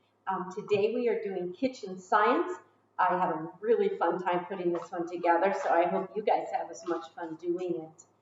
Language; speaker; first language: English; native; English